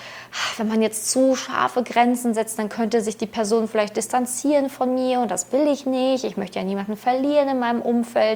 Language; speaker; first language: German; native; German